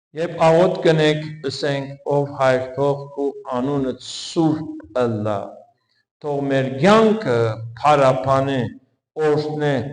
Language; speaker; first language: Armenian; early bilingual, heritage; Armenian